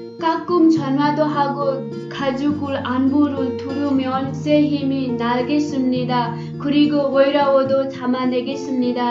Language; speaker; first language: Korean; non-native, learner; Nepali